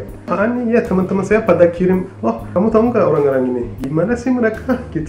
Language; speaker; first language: Indonesian; non-native, fluent; Turkish